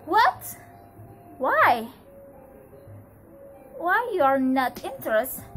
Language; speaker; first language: English; non-native, learner; Indonesian